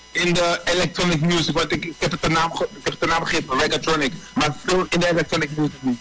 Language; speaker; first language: Dutch; native; Dutch